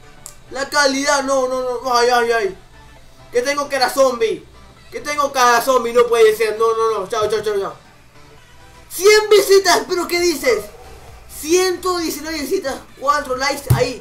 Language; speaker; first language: Spanish; native; Spanish